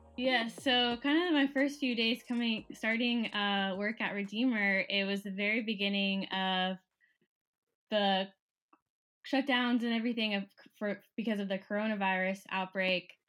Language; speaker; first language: English; native; English